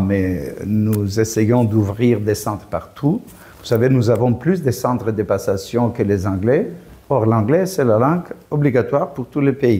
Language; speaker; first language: French; non-native, fluent; Greek